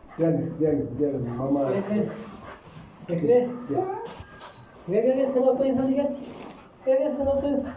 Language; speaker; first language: Turkish; non-native, learner; Filipino